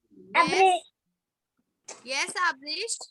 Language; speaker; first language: English; non-native, fluent; Urdu